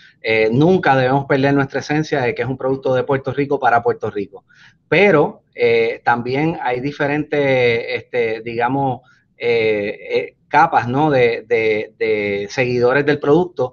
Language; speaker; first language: Spanish; native; Spanish